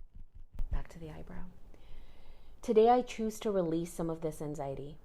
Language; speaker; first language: English; native; English